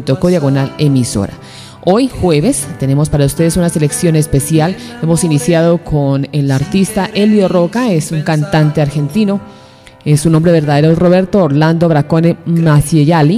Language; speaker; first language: Spanish; native; Spanish